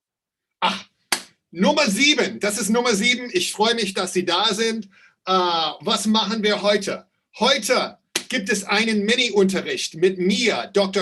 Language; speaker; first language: German; non-native, fluent; English